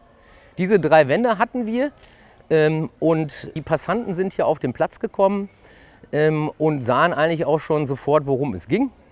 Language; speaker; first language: German; native; German